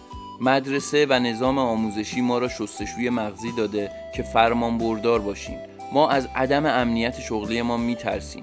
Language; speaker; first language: Persian; native; Persian